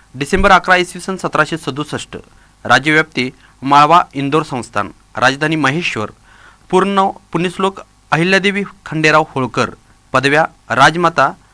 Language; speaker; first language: Marathi; native; Marathi